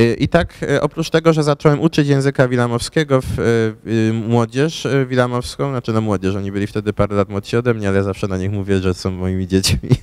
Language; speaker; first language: Polish; native; Polish